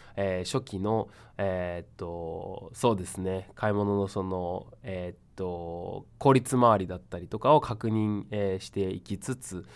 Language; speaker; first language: Japanese; non-native, fluent; Chinese